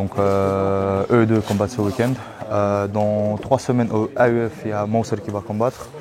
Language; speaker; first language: French; native; French